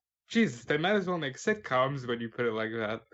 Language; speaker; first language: English; native; English